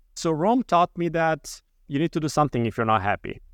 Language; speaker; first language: English; non-native, fluent; Italian